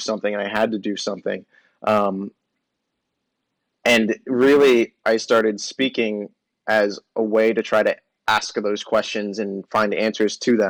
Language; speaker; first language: English; native; English